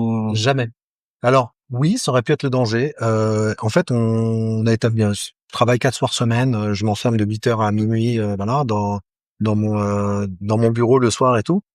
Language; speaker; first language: French; native; French